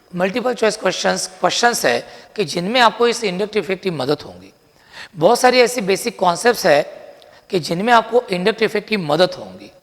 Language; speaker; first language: Hindi; non-native, local second language; Marathi